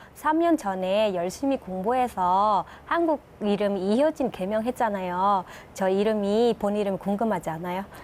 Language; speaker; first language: Korean; non-native, fluent; Khmer